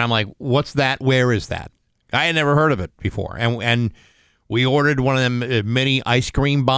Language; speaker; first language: English; native; English